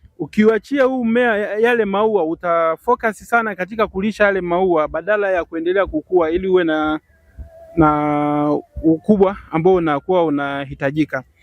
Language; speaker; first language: Swahili; native; Swahili